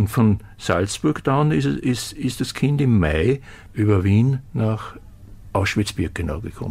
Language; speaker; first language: German; native; German